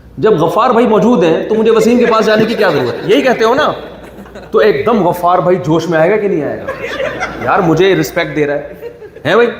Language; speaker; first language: Urdu; native; Urdu